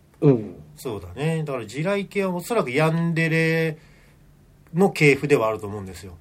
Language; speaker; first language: Japanese; native; Japanese